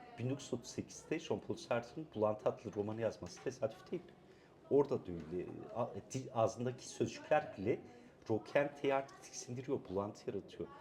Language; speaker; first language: Turkish; non-native, local second language; Kurdish